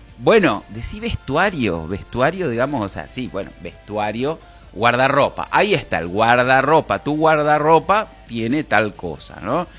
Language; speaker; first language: Spanish; native; Spanish